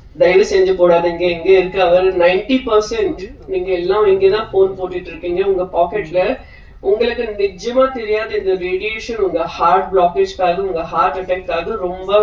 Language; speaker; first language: Tamil; non-native, fluent; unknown